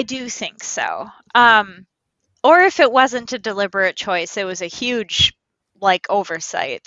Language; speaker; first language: English; native; English